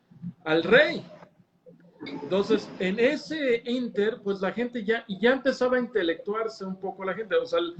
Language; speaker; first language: Spanish; native; Spanish